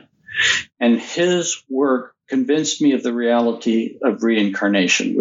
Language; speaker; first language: English; native; English